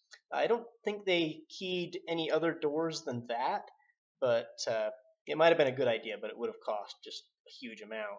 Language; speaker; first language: English; native; English